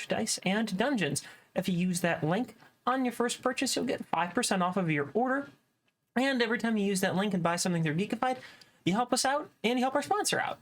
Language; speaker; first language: English; native; English